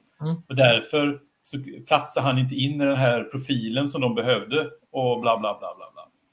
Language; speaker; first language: Swedish; native; Swedish